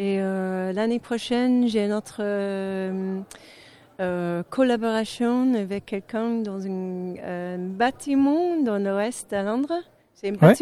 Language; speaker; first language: French; non-native, fluent; English